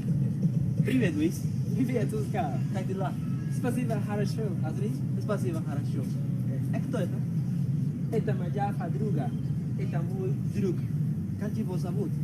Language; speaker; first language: Russian; non-native, learner; Spanish